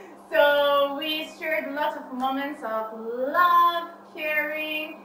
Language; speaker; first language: English; non-native, fluent; Italian